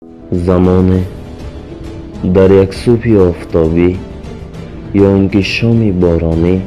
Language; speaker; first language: Persian; native; Persian